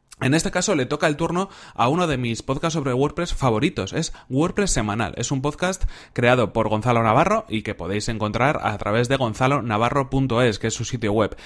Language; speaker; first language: Spanish; native; Spanish